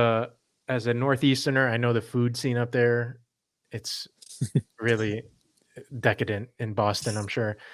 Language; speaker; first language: English; native; English